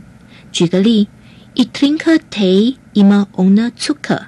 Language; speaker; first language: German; non-native, fluent; Chinese